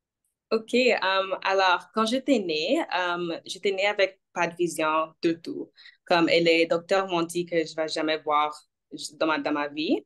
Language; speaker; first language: French; non-native, local second language; English